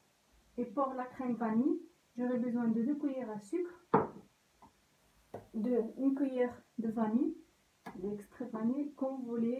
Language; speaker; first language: French; non-native, local second language; Arabic